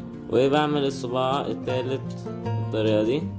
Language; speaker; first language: Arabic; native; Arabic